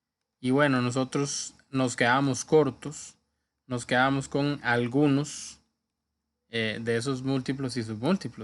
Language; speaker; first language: Spanish; native; Spanish